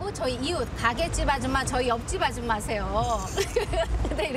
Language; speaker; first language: Korean; native; Korean